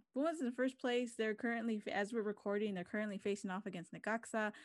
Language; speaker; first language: English; early bilingual, other home language; Spanish